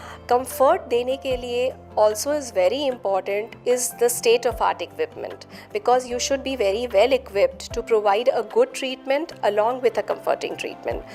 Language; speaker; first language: English; non-native, local second language; Hindi